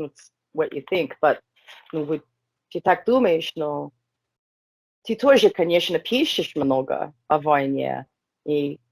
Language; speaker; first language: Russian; non-native, learner; English